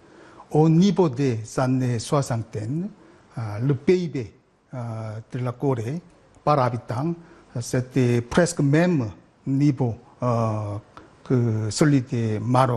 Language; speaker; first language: French; non-native, learner; Korean